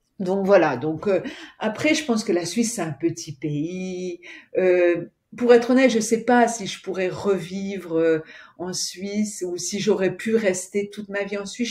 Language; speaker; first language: French; native; French